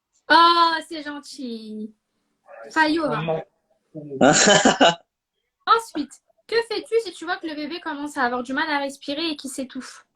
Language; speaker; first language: French; native; French